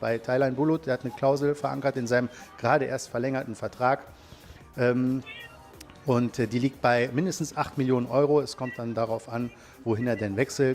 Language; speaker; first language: German; native; German